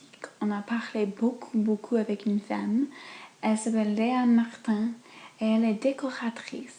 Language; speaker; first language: French; non-native, fluent; English